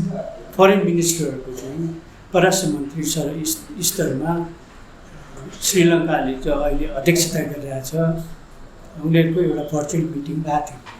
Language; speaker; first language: Nepali; native; Nepali